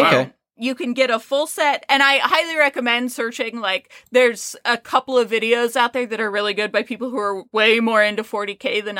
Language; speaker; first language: English; native; English